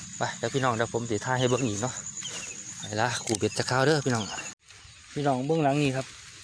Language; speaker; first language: Thai; native; Thai